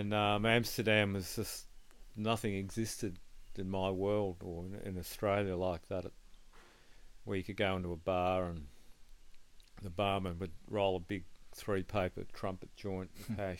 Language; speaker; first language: English; native; English